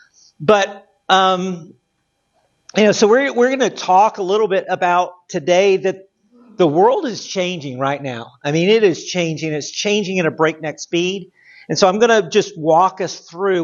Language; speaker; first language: English; native; English